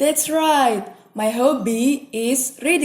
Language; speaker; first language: English; non-native, fluent; Indonesian